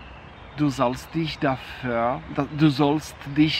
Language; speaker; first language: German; non-native, fluent; Polish